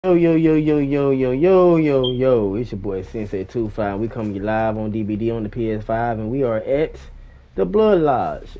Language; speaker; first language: English; native; English